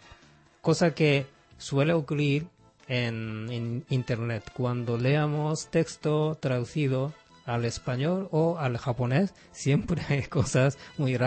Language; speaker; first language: Spanish; non-native, fluent; Japanese